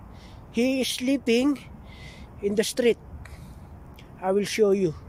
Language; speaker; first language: English; non-native, local second language; Filipino